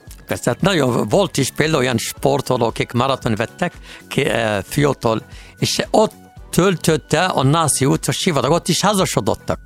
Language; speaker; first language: Hungarian; non-native, learner; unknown